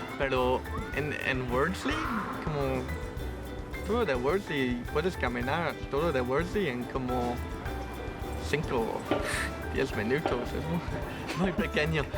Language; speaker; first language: Spanish; non-native, learner; English